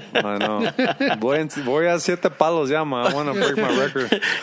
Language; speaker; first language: English; early bilingual, other home language; Spanish